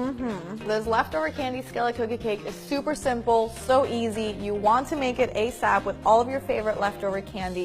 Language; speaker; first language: English; native; English